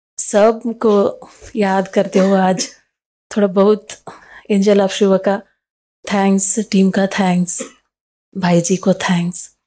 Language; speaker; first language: Hindi; non-native, local second language; Kannada